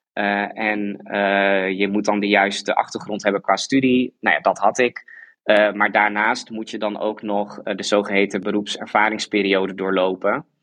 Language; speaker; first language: Dutch; native; Dutch